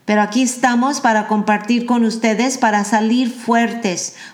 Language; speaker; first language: Spanish; early bilingual, heritage; Spanish